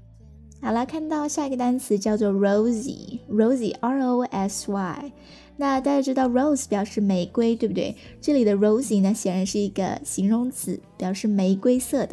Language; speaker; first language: Chinese; native; Chinese